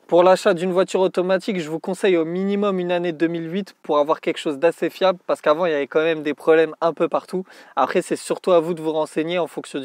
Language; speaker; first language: French; native; French